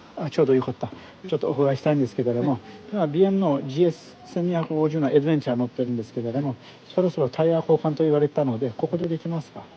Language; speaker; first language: Japanese; non-native, fluent; Turkish